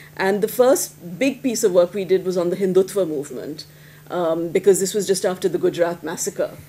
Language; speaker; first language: English; non-native, local second language; Hindi